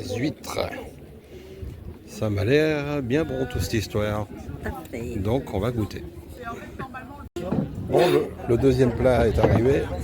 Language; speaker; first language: French; native; French